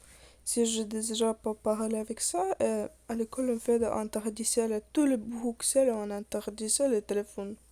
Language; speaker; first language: French; non-native, learner; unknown